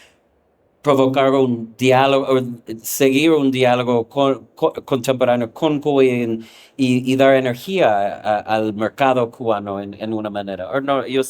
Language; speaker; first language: Spanish; non-native, fluent; English